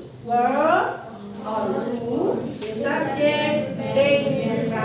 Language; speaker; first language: English; non-native, learner; Indonesian